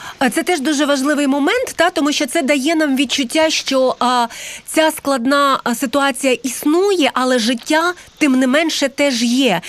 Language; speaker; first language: Ukrainian; native; Ukrainian